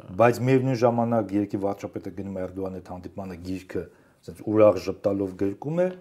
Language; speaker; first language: Armenian; native; Armenian